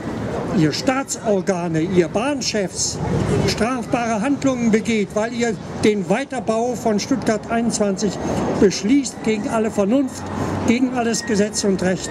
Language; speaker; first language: German; native; German